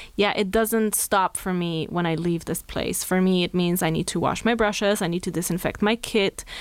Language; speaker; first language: English; non-native, fluent; Slovenian